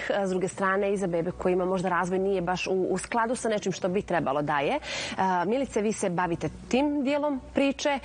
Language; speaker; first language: Serbian; native; Serbian